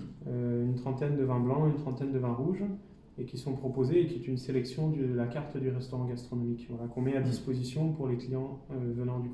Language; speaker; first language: French; native; French